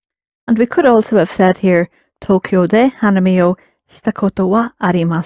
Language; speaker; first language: Japanese; non-native, fluent; English